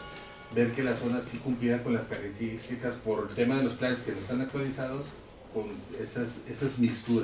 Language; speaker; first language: Spanish; native; Spanish